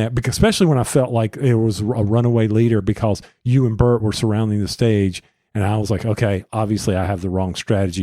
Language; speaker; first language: English; native; English